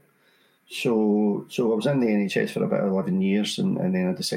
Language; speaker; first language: English; native; English